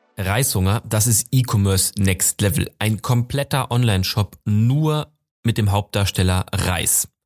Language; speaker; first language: German; native; German